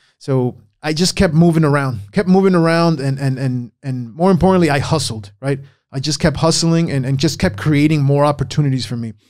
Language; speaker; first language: English; early bilingual, other home language; Spanish